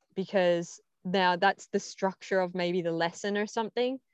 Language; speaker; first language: English; native; English